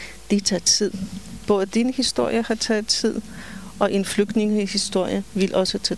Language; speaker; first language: Danish; non-native, fluent; Polish